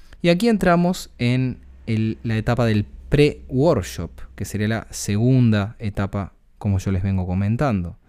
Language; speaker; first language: Spanish; native; Spanish